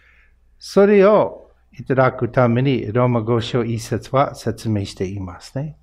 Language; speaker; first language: Japanese; non-native, fluent; English